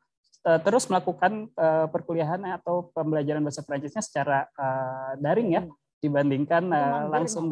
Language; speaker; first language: Indonesian; native; Indonesian